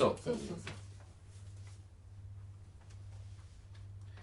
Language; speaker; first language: Japanese; non-native, learner; Italian